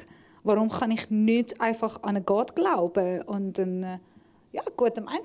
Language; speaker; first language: German; non-native, fluent; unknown